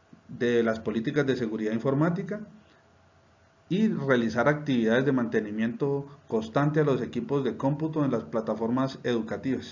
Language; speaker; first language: Spanish; native; Spanish